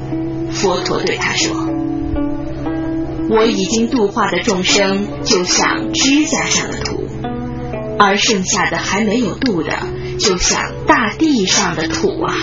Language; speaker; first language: Chinese; native; Chinese